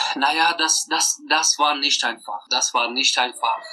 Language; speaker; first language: German; non-native, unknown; Persian